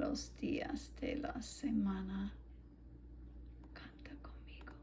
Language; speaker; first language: Spanish; non-native, fluent; English